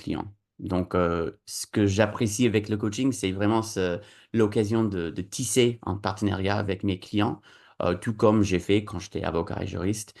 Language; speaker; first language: French; non-native, fluent; English